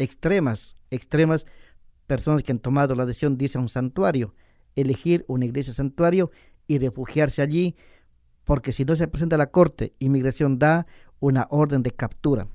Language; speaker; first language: Spanish; native; Spanish